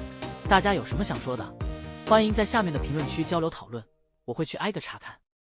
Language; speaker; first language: Chinese; native; Chinese